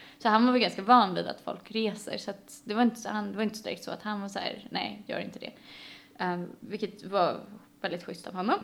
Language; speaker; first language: Swedish; native; Swedish